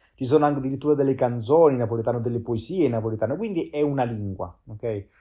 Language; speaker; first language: Italian; native; Italian